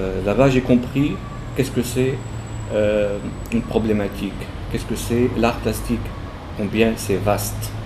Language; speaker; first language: French; non-native, local second language; Arabic